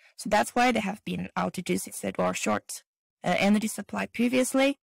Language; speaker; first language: English; non-native, fluent; Chinese